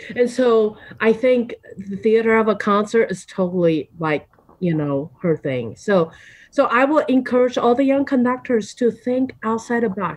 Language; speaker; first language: English; non-native, fluent; Chinese